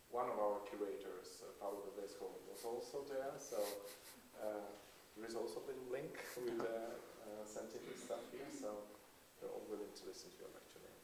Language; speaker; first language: English; non-native, fluent; Italian